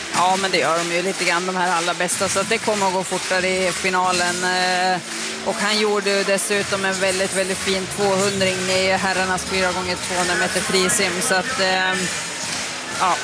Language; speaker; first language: Swedish; native; Swedish